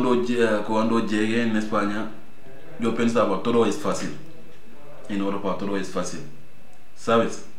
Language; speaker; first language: Spanish; non-native, learner; Wolof